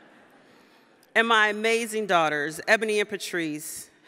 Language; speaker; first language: English; native; English